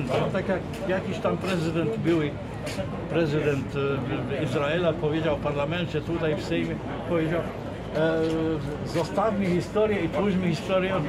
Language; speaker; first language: Polish; non-native, fluent; Arabic